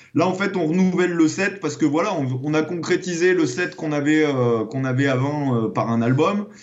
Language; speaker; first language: French; native; French